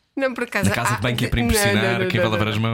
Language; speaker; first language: Portuguese; native; Portuguese